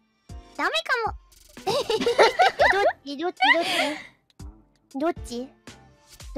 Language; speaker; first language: Japanese; non-native, fluent; English